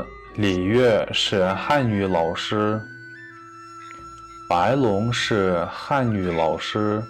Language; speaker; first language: Chinese; non-native, fluent; Kyrgyz